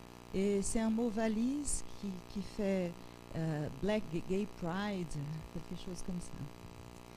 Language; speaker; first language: French; non-native, fluent; Portuguese